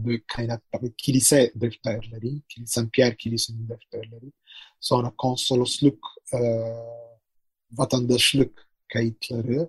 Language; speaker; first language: Turkish; non-native, fluent; Italian